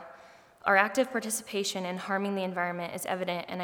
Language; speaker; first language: English; native; English